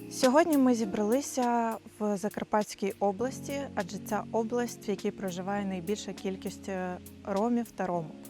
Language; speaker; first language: Ukrainian; native; Ukrainian